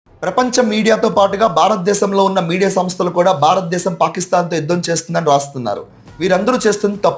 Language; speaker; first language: Telugu; native; Telugu